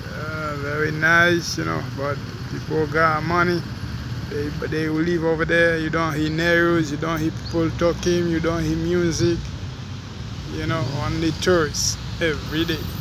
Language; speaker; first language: English; non-native, fluent; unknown